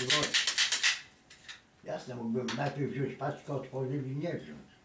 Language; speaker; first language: Polish; native; Polish